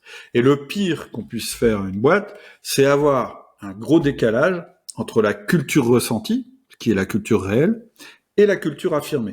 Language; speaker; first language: French; native; French